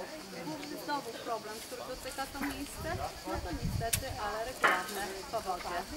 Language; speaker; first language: Polish; native; Polish